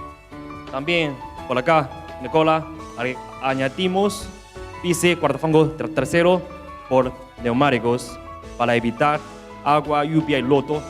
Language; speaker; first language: Spanish; non-native, learner; Chinese